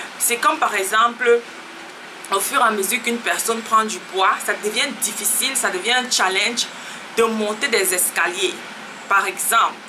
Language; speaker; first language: French; native; French